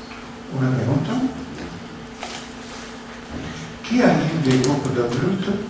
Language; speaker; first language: Spanish; non-native, learner; Italian